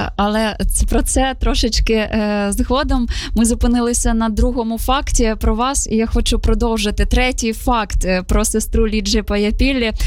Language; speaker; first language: Ukrainian; native; Ukrainian